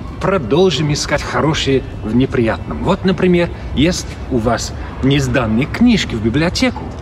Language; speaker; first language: Russian; non-native, fluent; English